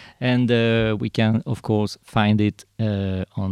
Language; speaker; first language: English; non-native, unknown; French